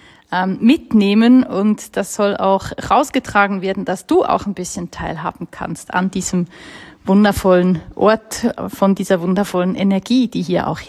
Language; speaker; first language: German; native; German